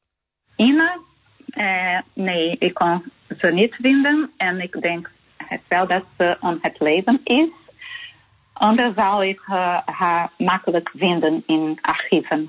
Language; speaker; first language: Dutch; non-native, learner; Portuguese